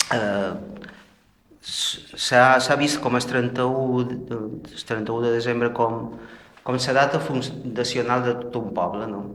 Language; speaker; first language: Catalan; native; Catalan